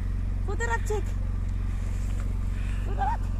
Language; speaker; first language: Turkish; non-native, learner; Filipino